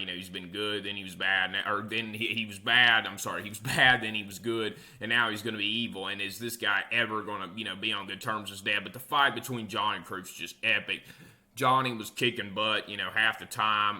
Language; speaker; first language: English; native; English